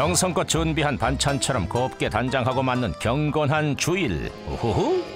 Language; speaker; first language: Korean; native; Korean